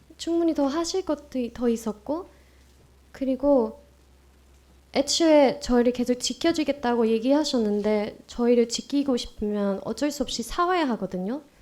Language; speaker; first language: Korean; non-native, fluent; Vietnamese